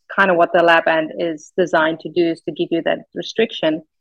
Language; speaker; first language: English; non-native, local second language; Afrikaans